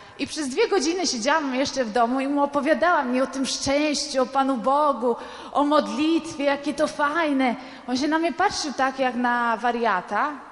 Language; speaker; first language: Polish; non-native, fluent; Italian